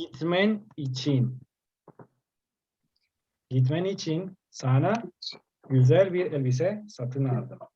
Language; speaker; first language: Turkish; non-native, learner; Spanish